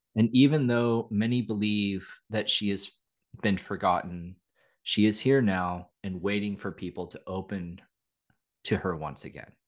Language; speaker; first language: English; native; English